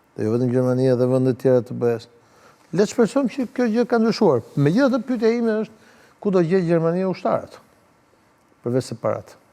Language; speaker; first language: Albanian; native; Albanian